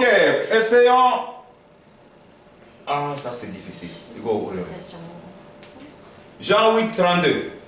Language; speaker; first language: French; non-native, fluent; Korean